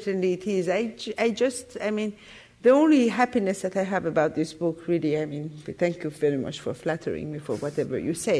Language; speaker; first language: English; non-native, fluent; Persian